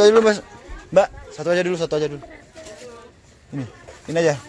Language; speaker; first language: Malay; non-native, local second language; Javanese